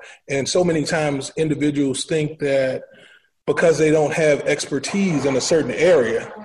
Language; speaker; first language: English; native; English